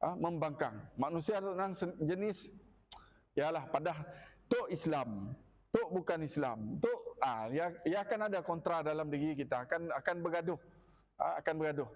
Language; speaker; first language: Malay; non-native, local second language; Iban